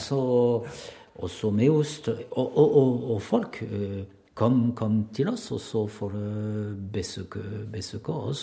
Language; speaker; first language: Norwegian; non-native, learner; French